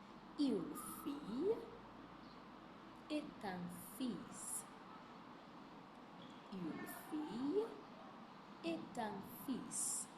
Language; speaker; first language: French; non-native, fluent; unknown